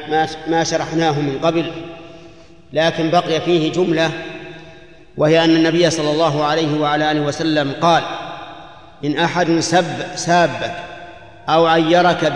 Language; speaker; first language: Arabic; native; Arabic